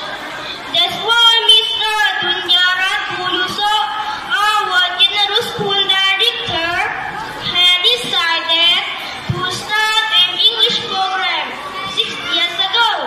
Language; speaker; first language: English; non-native, learner; Thai